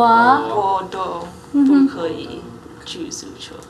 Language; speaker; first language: Chinese; non-native, learner; English